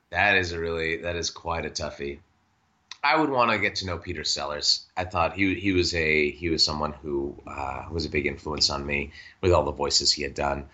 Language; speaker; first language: English; native; English